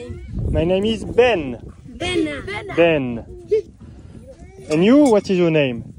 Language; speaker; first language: English; non-native, learner; French